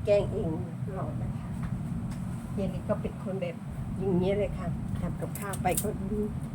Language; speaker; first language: Thai; non-native, local second language; Northern Khmer